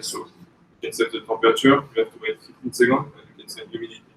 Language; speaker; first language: English; non-native, fluent; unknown